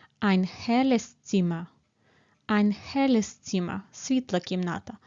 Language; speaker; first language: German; non-native, fluent; Ukrainian